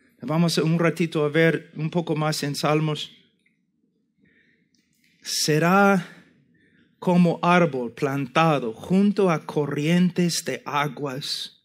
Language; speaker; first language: Spanish; non-native, fluent; English